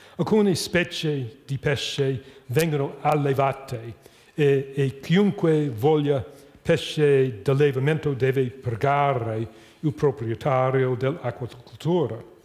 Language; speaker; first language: Italian; non-native, fluent; English